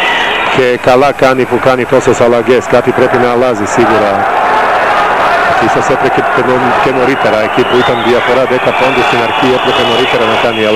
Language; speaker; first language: Greek; non-native, fluent; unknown